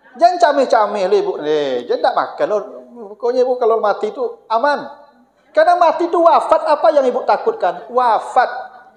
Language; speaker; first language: Malay; non-native, local second language; Minangkabau